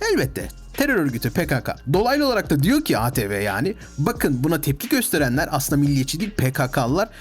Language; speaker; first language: Turkish; native; Turkish